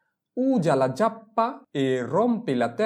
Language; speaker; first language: Italian; non-native, fluent; Bangla